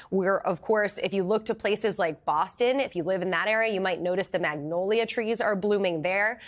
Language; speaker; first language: English; native; English